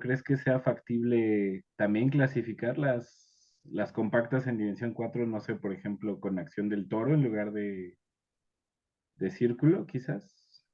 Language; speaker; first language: Spanish; native; Spanish